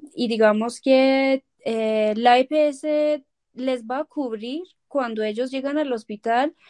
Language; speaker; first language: Spanish; non-native, fluent; Persian